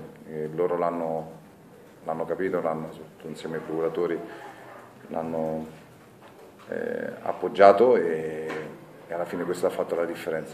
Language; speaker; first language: Italian; native; Italian